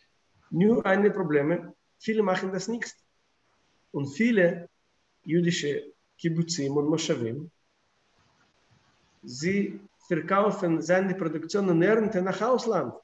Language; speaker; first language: German; non-native, fluent; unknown